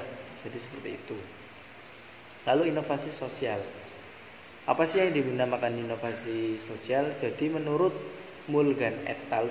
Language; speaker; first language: Indonesian; native; Indonesian